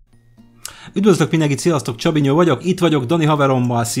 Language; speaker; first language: Hungarian; native; Hungarian